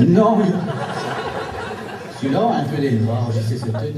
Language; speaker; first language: French; native; French